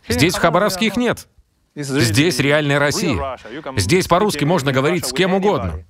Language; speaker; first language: Russian; non-native, fluent; Spanish